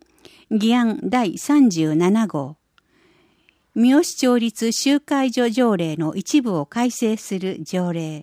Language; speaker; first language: Japanese; native; Japanese